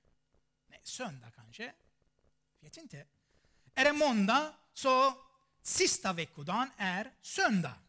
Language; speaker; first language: Swedish; non-native, fluent; Armenian